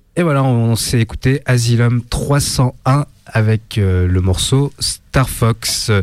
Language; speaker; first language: French; native; French